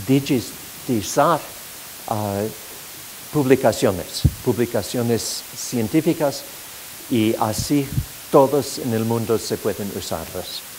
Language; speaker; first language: Spanish; non-native, fluent; English